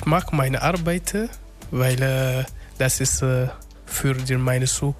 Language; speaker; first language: German; non-native, learner; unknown